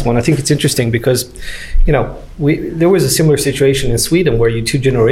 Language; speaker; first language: English; non-native, fluent; Swedish